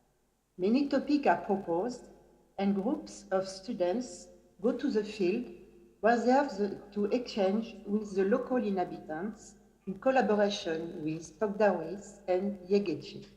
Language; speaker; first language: English; non-native, fluent; French